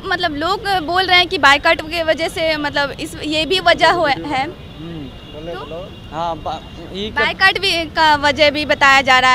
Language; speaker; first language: Hindi; native; Hindi